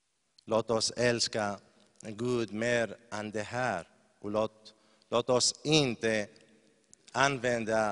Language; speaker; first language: Swedish; non-native, fluent; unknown